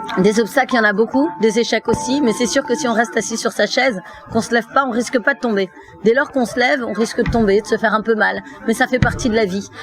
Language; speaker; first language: French; early bilingual, other home language; Fula